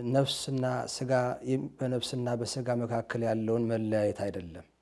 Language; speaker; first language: Amharic; native; Amharic